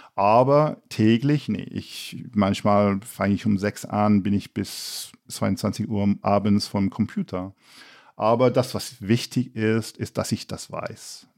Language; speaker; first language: German; non-native, fluent; English